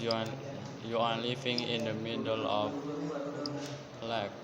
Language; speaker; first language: English; non-native, learner; Indonesian